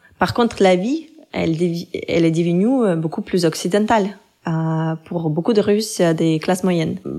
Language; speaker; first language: French; non-native, fluent; Russian